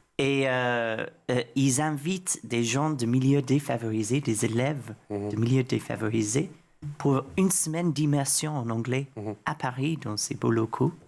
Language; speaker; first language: French; non-native, fluent; English